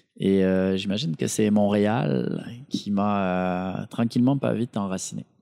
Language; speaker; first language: French; native; French